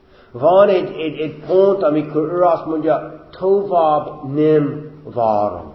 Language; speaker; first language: Hungarian; non-native, fluent; English